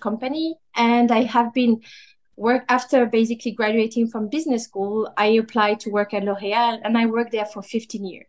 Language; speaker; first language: English; non-native, fluent; French